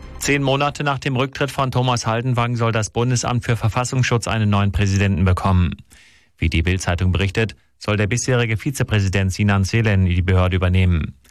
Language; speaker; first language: German; native; German